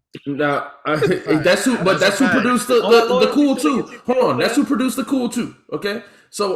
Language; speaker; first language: English; native; English